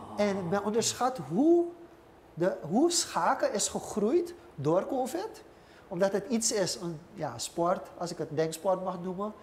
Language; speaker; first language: Dutch; native; Dutch